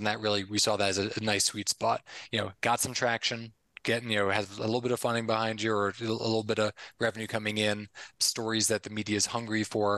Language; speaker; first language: English; native; English